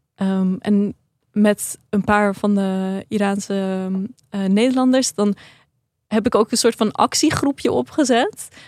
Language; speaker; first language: Dutch; early bilingual, other home language; Persian